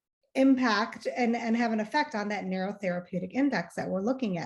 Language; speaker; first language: English; native; English